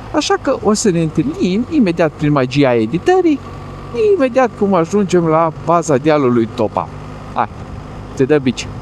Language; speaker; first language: Romanian; native; Romanian